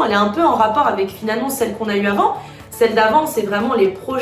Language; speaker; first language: French; native; French